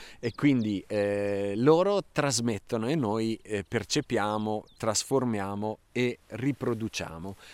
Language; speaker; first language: Italian; native; Italian